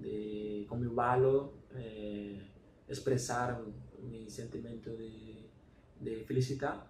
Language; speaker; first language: Italian; non-native, learner; Spanish